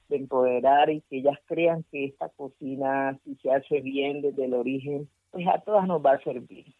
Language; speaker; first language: Spanish; native; Spanish